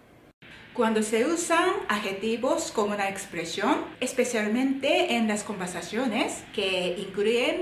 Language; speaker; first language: Spanish; non-native, fluent; Japanese